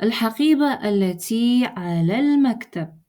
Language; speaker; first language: Arabic; non-native, fluent; Russian